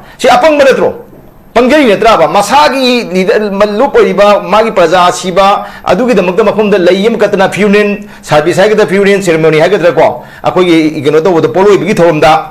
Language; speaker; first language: Manipuri; non-native, local second language; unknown